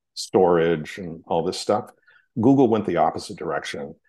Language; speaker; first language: English; native; English